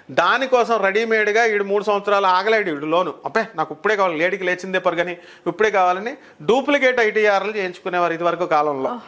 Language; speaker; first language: Telugu; native; Telugu